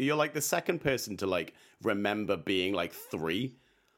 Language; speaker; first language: English; native; English